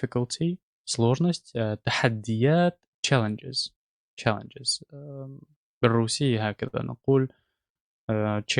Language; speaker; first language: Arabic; non-native, fluent; Russian